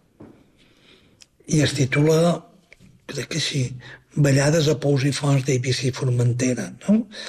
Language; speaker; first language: Catalan; native; Catalan